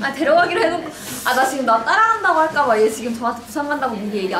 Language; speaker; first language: Korean; native; Korean